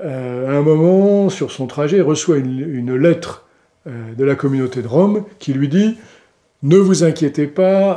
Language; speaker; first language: French; native; French